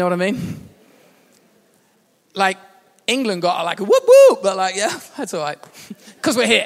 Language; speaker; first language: English; native; English